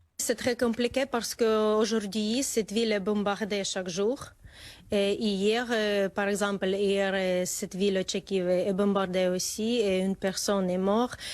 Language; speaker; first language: French; non-native, learner; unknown